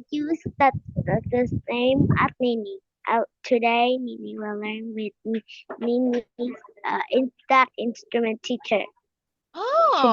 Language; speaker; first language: English; non-native, learner; Vietnamese